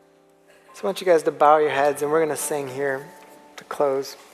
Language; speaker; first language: English; native; English